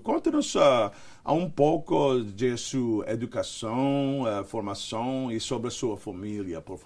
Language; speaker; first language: Portuguese; non-native, learner; Spanish